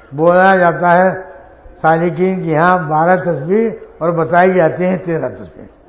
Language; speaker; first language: Urdu; native; Urdu